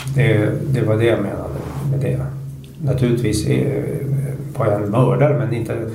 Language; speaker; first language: Swedish; native; Swedish